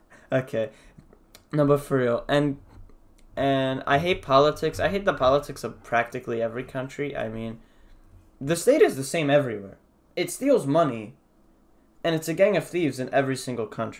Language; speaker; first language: English; early bilingual, other home language; Russian